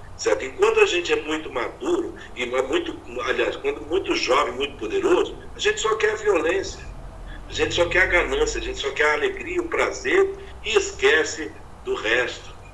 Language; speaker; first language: Portuguese; native; Portuguese